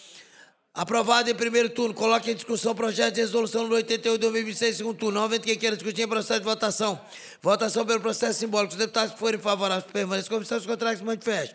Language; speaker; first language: Portuguese; native; Portuguese